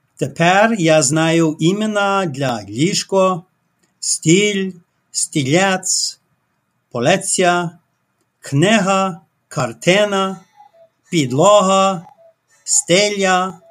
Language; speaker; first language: Ukrainian; non-native, learner; English